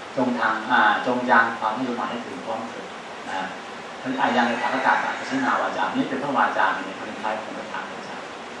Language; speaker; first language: Thai; native; Thai